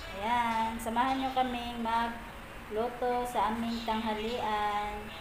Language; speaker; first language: Filipino; non-native, local second language; Cebuano